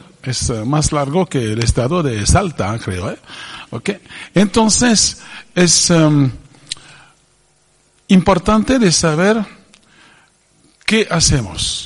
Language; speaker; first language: Spanish; non-native, fluent; French